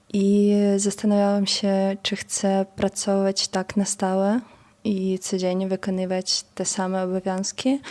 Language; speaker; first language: Polish; non-native, fluent; Russian